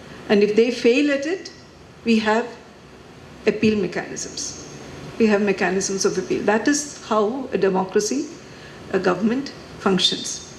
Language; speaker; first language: English; non-native, local second language; Malayalam